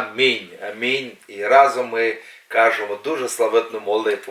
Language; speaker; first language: Ukrainian; non-native, local second language; Russian